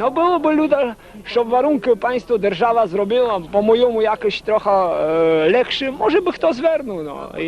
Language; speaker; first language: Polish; non-native, local second language; Rusyn